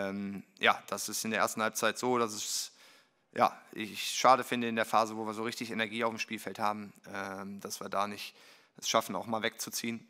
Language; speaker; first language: German; native; German